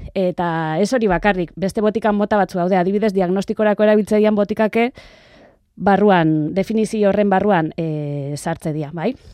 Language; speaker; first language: Basque; native; Basque